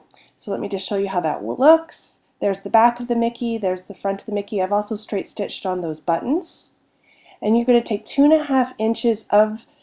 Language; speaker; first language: English; native; English